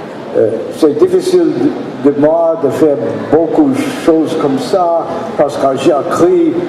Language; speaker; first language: French; non-native, learner; English